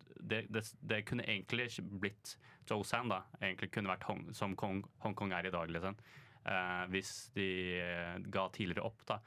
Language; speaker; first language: Norwegian; early bilingual, other home language; Chinese